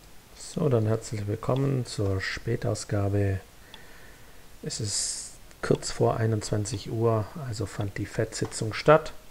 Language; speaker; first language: German; native; German